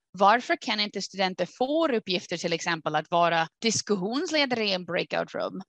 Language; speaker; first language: Swedish; non-native, fluent; English